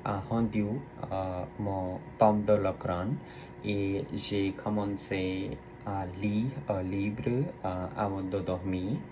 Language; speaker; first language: French; non-native, learner; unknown